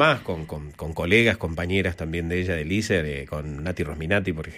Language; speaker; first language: Spanish; native; Spanish